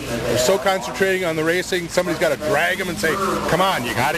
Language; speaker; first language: English; native; English